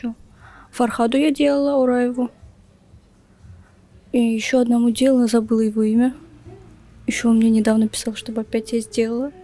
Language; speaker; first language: Russian; non-native, local second language; Turkmen